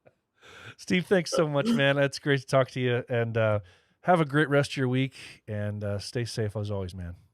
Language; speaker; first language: English; native; English